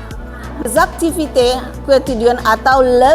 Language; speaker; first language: French; non-native, learner; Indonesian